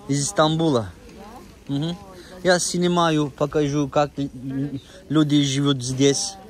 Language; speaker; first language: Russian; non-native, learner; Turkish